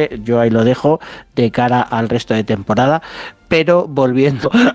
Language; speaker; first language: Spanish; native; Spanish